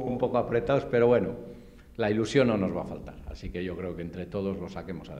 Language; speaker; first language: Spanish; native; Spanish